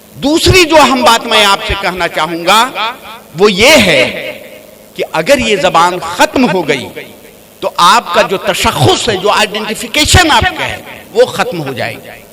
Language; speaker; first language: Urdu; native; Urdu